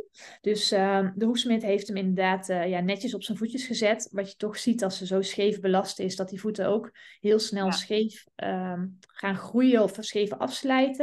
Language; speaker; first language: Dutch; native; Dutch